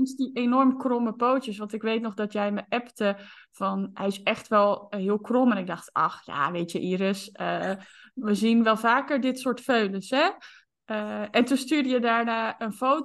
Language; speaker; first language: Dutch; native; Dutch